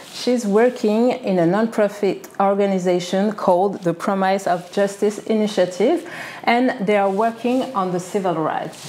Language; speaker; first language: English; non-native, fluent; French